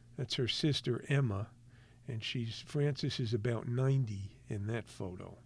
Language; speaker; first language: English; native; English